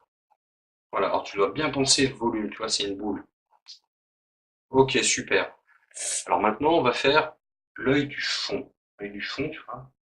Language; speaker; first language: French; native; French